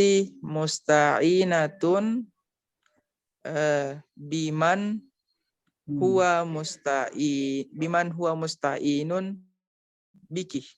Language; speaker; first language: Arabic; non-native, learner; Indonesian